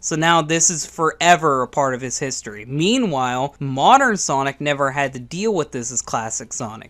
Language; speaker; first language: English; native; English